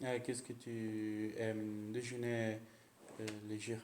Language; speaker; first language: French; non-native, learner; Spanish